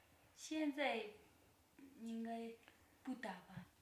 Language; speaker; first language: Chinese; non-native, local second language; Tibetan